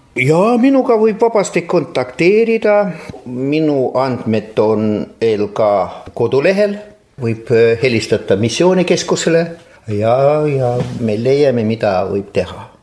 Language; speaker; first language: Estonian; non-native, local second language; Russian